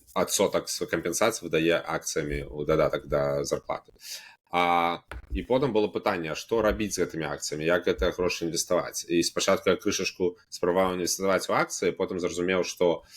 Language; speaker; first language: Belarusian; native; Belarusian